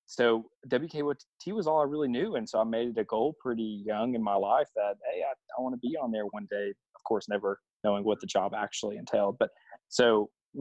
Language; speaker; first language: English; native; English